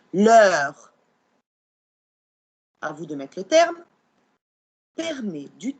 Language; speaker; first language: French; non-native, local second language; Arabic